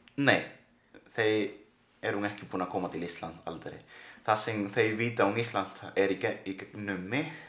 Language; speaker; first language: Icelandic; non-native, learner; Spanish